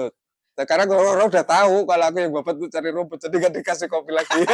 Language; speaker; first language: Indonesian; non-native, local second language; Javanese